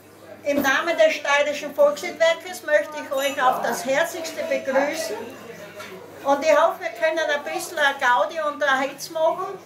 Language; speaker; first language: German; native; German